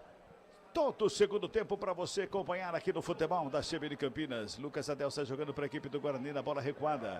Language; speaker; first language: Portuguese; native; Portuguese